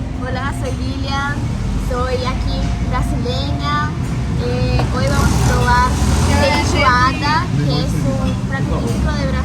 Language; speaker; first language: Spanish; non-native, learner; Portuguese